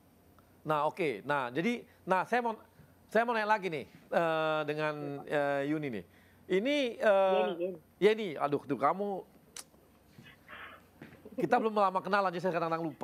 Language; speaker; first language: Indonesian; native; Indonesian